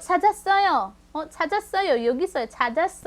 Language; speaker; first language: Korean; non-native, fluent; Filipino